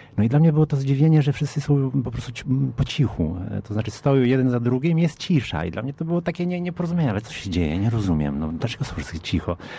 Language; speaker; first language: Polish; non-native, fluent; Italian